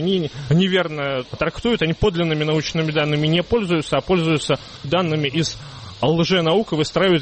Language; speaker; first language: Russian; native; Russian